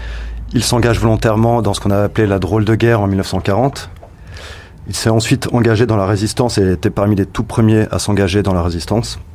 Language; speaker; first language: French; native; French